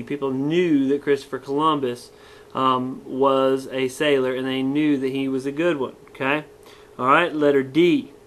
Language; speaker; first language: English; native; English